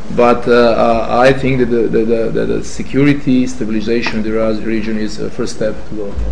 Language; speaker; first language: English; non-native, fluent; Serbian